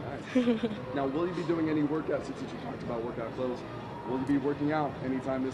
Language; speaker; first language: English; native; English